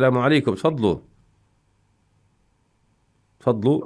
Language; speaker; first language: Arabic; native; Arabic